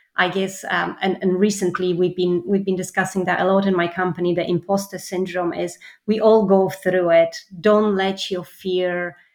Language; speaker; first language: English; non-native, fluent; Polish